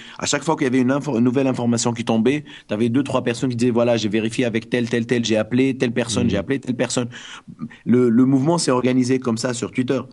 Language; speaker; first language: French; non-native, local second language; Arabic